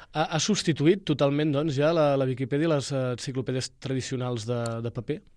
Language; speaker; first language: Catalan; native; Catalan